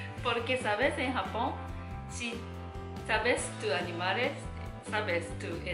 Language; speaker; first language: Spanish; non-native, learner; Japanese